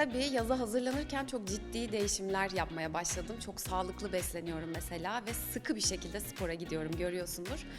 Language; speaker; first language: Turkish; native; Turkish